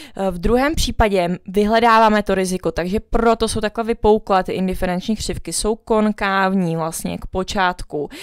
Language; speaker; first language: Czech; early bilingual, other home language; Vietnamese